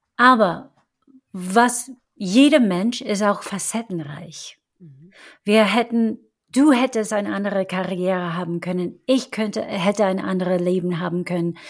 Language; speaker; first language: German; non-native, fluent; English